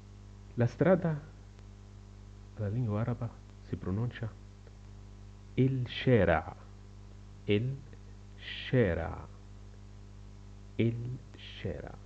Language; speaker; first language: Italian; non-native, learner; Arabic